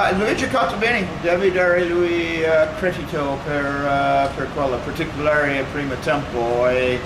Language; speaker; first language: Italian; non-native, fluent; English